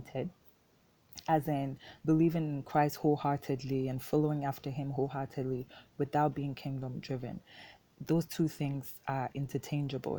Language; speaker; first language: English; non-native, local second language; Akan